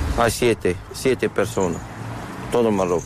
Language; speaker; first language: Spanish; non-native, learner; Arabic